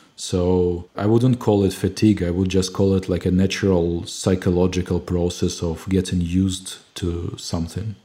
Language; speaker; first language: English; non-native, fluent; Ukrainian